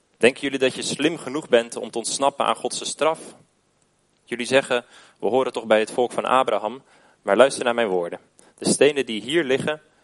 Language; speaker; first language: Dutch; native; Dutch